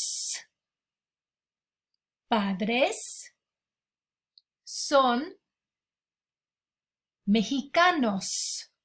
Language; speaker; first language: Spanish; non-native, fluent; English